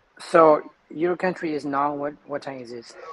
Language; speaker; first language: English; non-native, learner; Thai